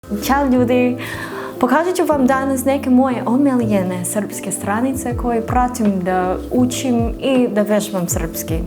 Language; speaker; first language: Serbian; non-native, fluent; English